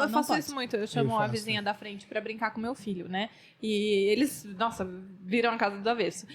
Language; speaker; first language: Portuguese; native; Portuguese